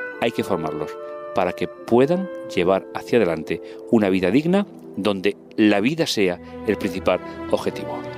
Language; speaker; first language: Spanish; native; Spanish